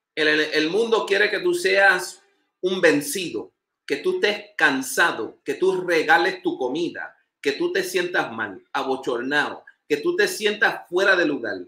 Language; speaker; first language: Spanish; early bilingual, heritage; Spanish